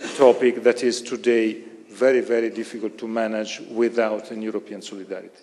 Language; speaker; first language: English; non-native, fluent; Italian